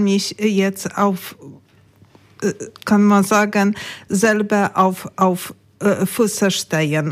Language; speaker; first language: German; non-native, learner; Polish